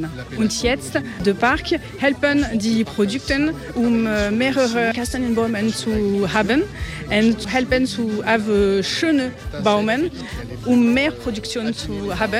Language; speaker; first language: German; non-native, learner; French